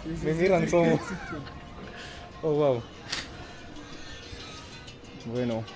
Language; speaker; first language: Spanish; non-native, learner; French